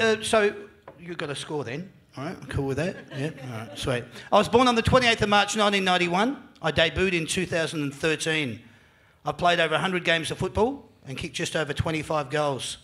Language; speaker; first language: English; native; English